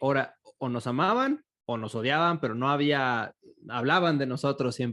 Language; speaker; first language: Spanish; native; Spanish